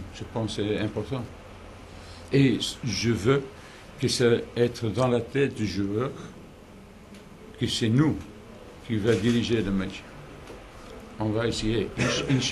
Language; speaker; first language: French; non-native, local second language; Dutch